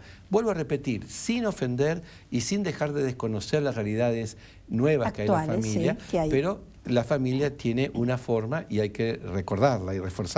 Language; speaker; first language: Spanish; native; Spanish